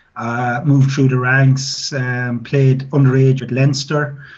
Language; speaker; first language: English; native; English